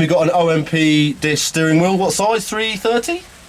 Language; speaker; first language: English; native; English